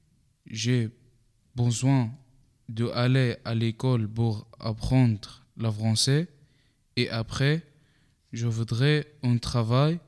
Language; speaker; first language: French; non-native, learner; Arabic